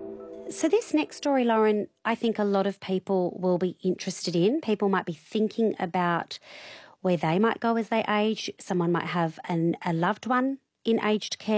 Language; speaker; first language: English; native; English